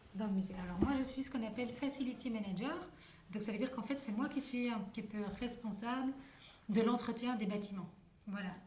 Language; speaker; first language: French; native; French